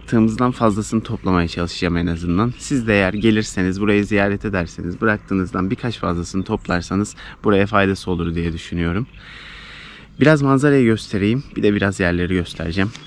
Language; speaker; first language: Turkish; native; Turkish